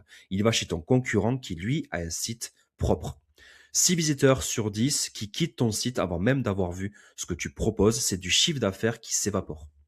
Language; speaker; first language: French; native; French